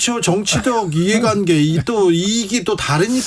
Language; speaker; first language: Korean; native; Korean